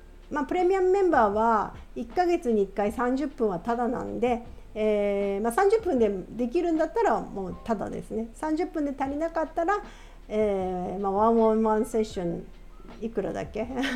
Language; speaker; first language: Japanese; native; Japanese